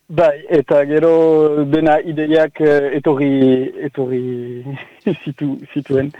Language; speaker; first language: Basque; non-native, local second language; French